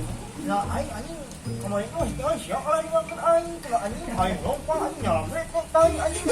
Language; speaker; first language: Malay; non-native, local second language; Sundanese